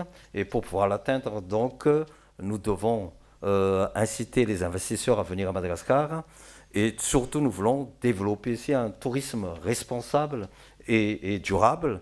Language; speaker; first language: French; non-native, local second language; Malagasy